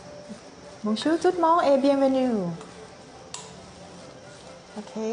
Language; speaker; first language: French; non-native, learner; Thai